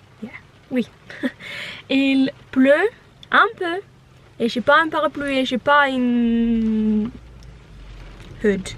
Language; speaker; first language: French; non-native, learner; Norwegian